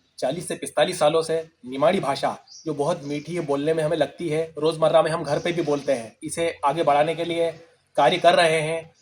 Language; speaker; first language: Hindi; non-native, local second language; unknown